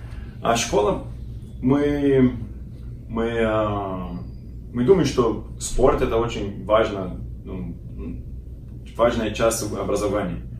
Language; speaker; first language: Russian; non-native, learner; Portuguese